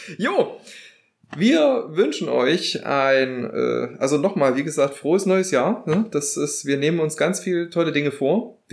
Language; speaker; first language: German; native; German